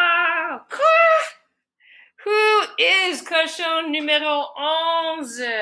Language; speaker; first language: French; non-native, fluent; English